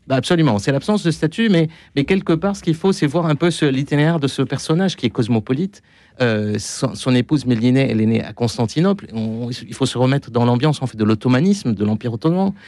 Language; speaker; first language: French; non-native, local second language; Arabic